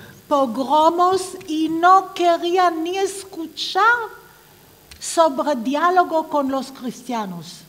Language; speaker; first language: Spanish; non-native, fluent; Hebrew